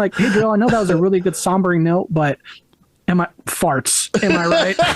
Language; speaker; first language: English; native; English